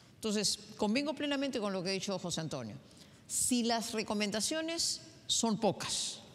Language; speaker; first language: Spanish; native; Spanish